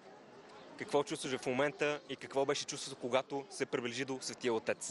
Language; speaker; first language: Bulgarian; native; Bulgarian